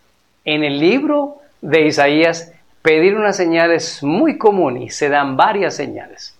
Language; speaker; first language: Spanish; native; Spanish